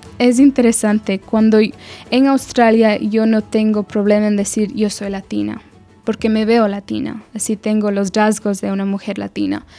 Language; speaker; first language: Spanish; early bilingual, heritage; Spanish